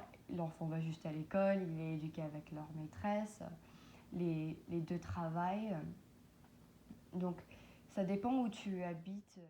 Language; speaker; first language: French; non-native, learner; English